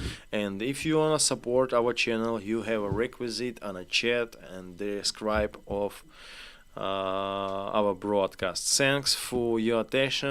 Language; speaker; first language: English; non-native, learner; Ukrainian